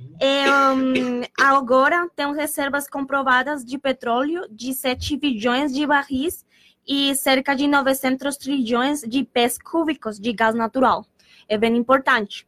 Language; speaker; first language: Portuguese; non-native, learner; Spanish